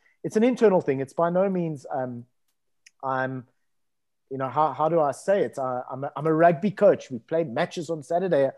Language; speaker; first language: English; native; English